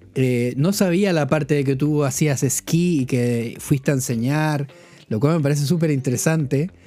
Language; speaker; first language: Spanish; native; Spanish